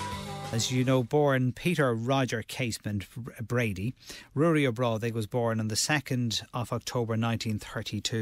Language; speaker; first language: English; native; English